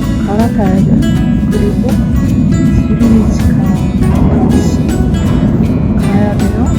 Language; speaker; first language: Korean; non-native, learner; Ukrainian